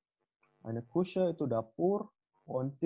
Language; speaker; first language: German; non-native, fluent; Indonesian